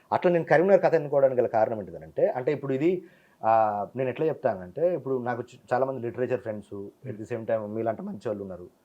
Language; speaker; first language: Telugu; native; Telugu